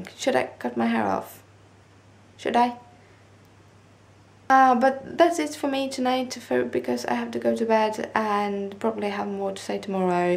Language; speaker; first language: English; non-native, fluent; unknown